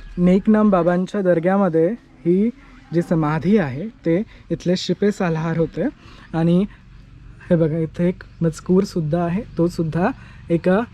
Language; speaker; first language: Marathi; native; Marathi